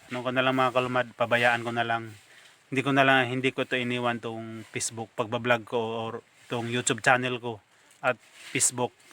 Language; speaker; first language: Filipino; non-native, local second language; Cebuano